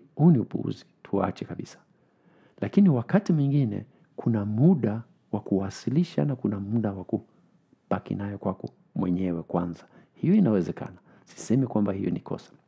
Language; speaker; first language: Swahili; non-native, fluent; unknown